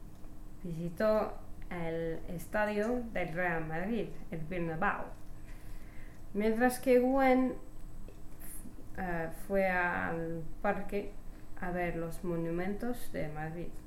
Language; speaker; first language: Spanish; non-native, learner; English